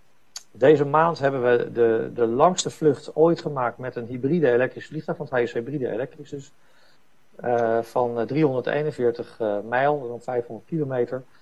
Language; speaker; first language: Dutch; native; Dutch